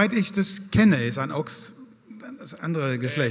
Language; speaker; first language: German; non-native, fluent; Swedish